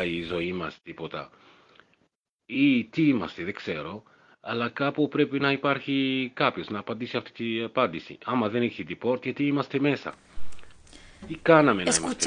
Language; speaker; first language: Greek; non-native, fluent; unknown